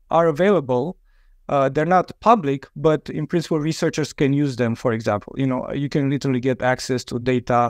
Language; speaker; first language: English; non-native, fluent; Romanian